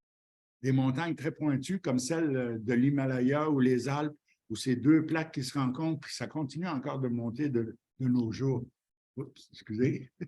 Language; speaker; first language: French; native; French